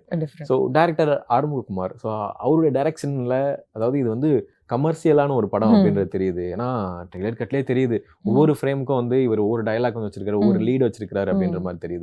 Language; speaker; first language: Tamil; native; Tamil